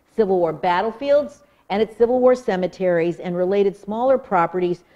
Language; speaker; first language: English; native; English